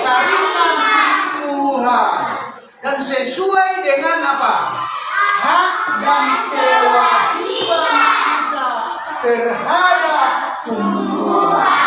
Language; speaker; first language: Indonesian; native; Indonesian